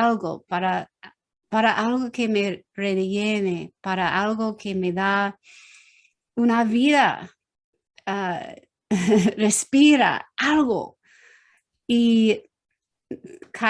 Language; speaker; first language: Spanish; non-native, learner; English